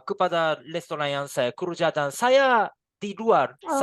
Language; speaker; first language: Indonesian; non-native, learner; Japanese